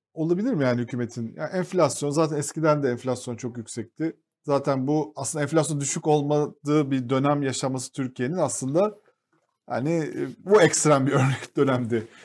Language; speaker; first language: Turkish; native; Turkish